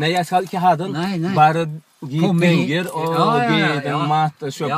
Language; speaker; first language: Norwegian; non-native, learner; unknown